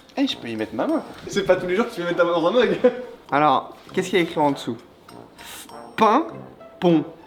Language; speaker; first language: French; native; French